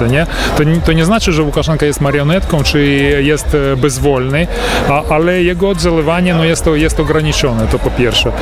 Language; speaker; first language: Polish; early bilingual, heritage; Polish